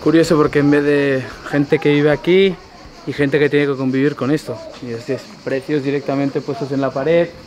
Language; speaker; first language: Spanish; native; Spanish